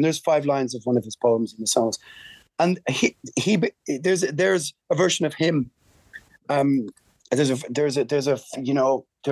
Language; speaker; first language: English; native; English